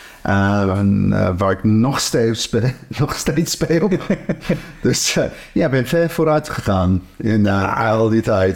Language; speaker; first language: Dutch; non-native, fluent; English